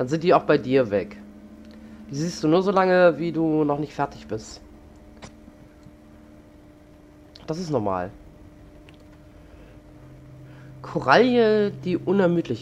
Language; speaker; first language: German; native; German